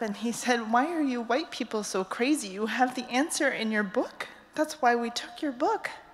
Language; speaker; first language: English; native; English